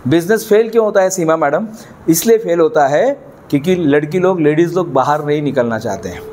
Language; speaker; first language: Hindi; non-native, local second language; Marathi